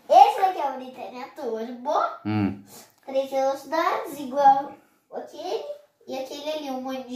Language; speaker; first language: Portuguese; native; Portuguese